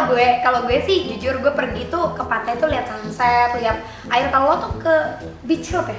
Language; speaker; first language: Indonesian; native; Indonesian